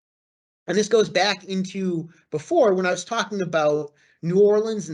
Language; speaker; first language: English; native; English